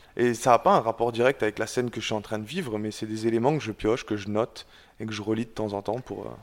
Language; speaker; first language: French; native; French